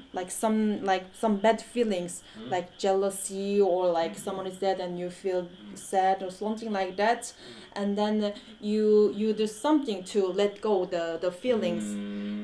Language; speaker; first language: English; non-native, fluent; Korean